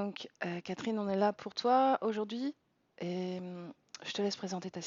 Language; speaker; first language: French; native; French